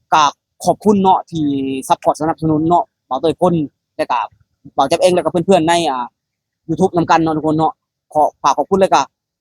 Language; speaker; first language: Thai; non-native, local second language; Lao